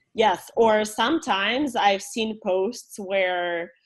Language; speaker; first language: English; non-native, fluent; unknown